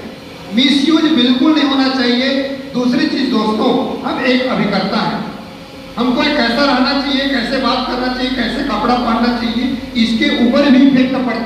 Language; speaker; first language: Hindi; native; Hindi